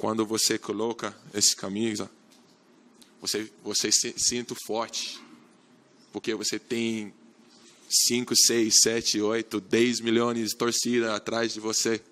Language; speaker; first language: Portuguese; non-native, learner; English